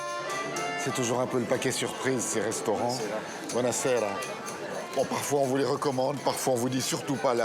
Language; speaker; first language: French; native; French